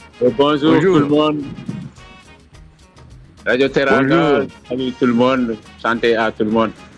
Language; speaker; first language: French; non-native, local second language; Wolof